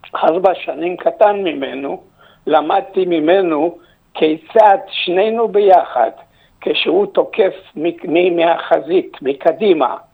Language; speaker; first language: Hebrew; early bilingual, other home language; Romanian